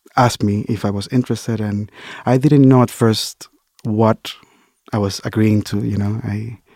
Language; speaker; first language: English; non-native, fluent; Spanish